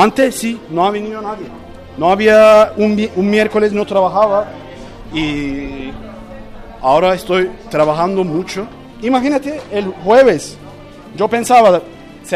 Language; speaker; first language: Spanish; non-native, fluent; Turkish